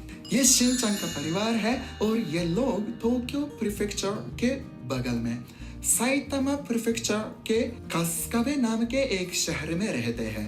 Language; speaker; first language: Hindi; non-native, fluent; Japanese